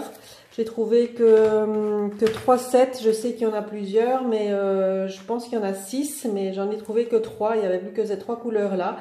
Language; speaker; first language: French; native; French